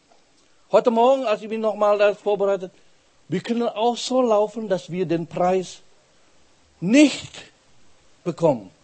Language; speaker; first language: German; non-native, fluent; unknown